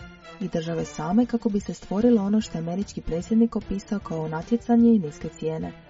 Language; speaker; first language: Croatian; native; Croatian